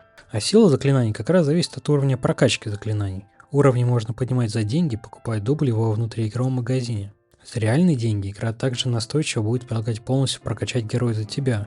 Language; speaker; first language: Russian; native; Russian